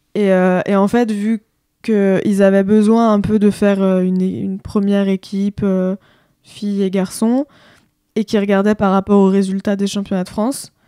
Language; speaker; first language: French; native; French